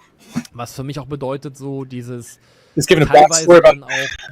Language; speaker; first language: German; native; German